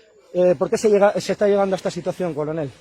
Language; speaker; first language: Spanish; native; Spanish